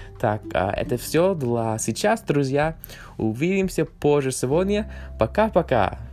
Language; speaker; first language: Russian; non-native, learner; English